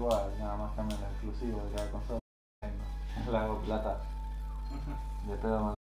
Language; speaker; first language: Spanish; native; Spanish